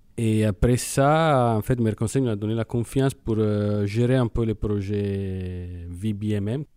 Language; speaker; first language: French; non-native, fluent; Italian